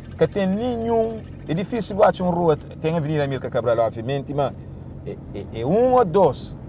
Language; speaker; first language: Portuguese; non-native, local second language; Kabuverdianu